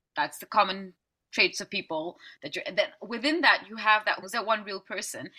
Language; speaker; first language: English; early bilingual, other home language; Dutch